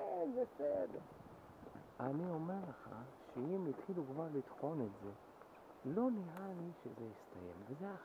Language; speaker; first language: Hebrew; native; Hebrew